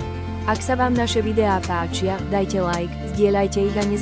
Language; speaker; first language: Slovak; native; Slovak